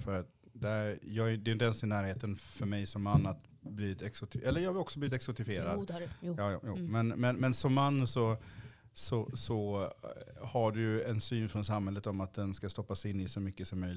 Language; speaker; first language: Swedish; early bilingual, other home language; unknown